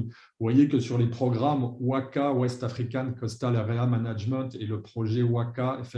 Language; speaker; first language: French; native; French